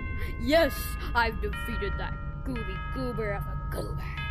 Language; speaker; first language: English; native; English